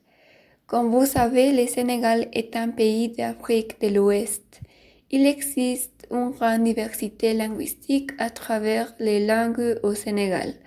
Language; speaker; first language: French; non-native, learner; Spanish